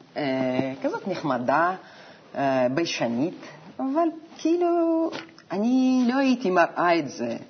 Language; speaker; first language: Hebrew; non-native, fluent; Russian